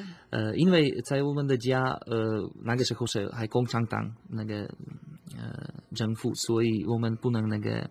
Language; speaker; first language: Chinese; non-native, fluent; Slovak